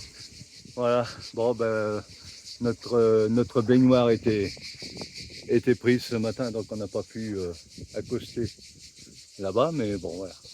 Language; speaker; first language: French; native; French